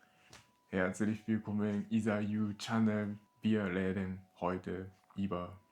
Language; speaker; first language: German; non-native, learner; Japanese